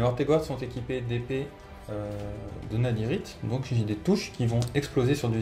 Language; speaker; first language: French; native; French